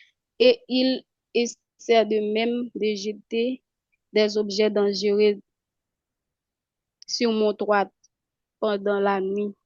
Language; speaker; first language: French; non-native, local second language; Haitian Creole